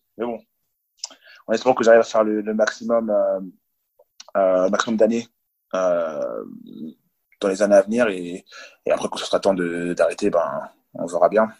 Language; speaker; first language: French; early bilingual, other home language; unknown